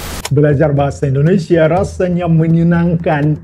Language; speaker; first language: Indonesian; non-native, fluent; Russian